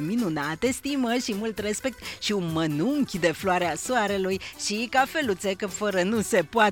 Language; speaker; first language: Romanian; native; Romanian